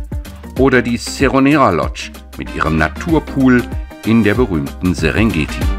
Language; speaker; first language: German; native; German